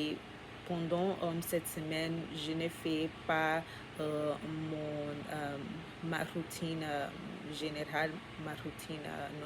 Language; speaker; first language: French; non-native, learner; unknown